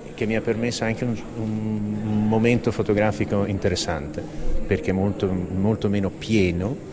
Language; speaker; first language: Italian; native; Italian